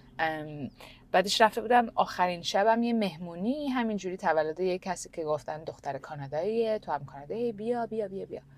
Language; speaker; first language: Persian; early bilingual, heritage; Persian